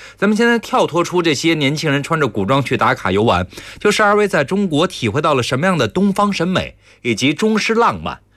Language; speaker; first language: Chinese; native; Chinese